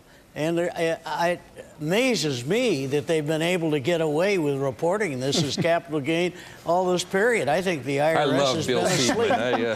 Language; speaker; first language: English; native; English